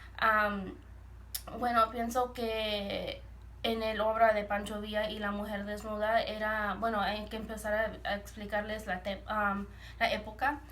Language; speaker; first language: Spanish; early bilingual, heritage; Spanish